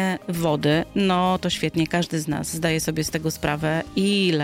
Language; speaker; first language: Polish; native; Polish